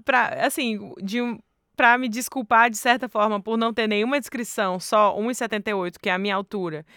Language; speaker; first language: Portuguese; native; Portuguese